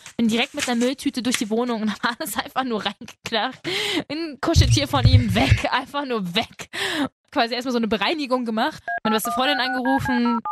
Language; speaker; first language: German; early bilingual, other home language; Spanish